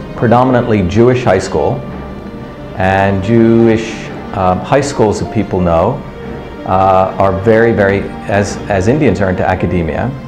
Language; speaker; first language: English; early bilingual, other home language; Tamil